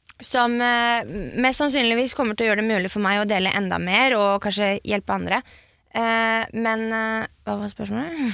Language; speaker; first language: Norwegian; early bilingual, other home language; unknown